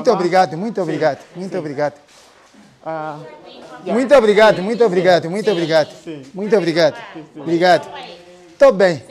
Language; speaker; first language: Portuguese; non-native, local second language; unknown